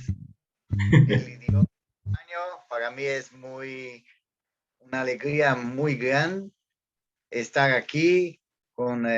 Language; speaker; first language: Spanish; non-native, fluent; Portuguese